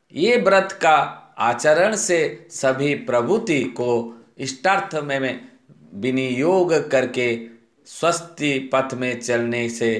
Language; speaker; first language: Hindi; non-native, local second language; Odia